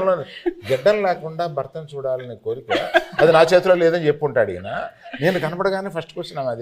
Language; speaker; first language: Telugu; native; Telugu